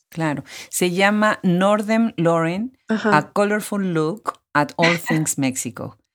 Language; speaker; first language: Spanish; native; Spanish